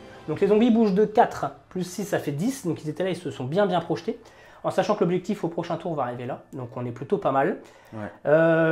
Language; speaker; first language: French; native; French